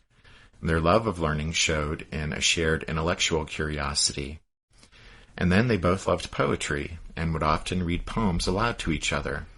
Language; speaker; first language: English; native; English